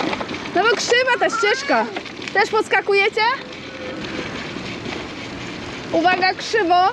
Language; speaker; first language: Polish; native; Polish